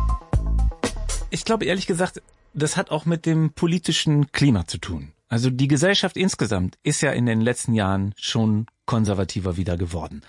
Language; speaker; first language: German; native; German